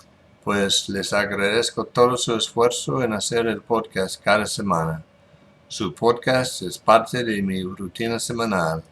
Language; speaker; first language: Spanish; non-native, fluent; English